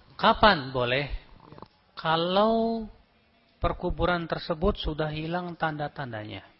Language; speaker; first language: Indonesian; native; Indonesian